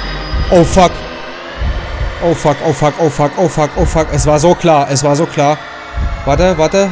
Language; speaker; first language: German; native; German